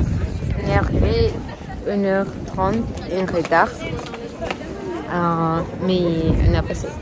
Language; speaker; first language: French; non-native, learner; Spanish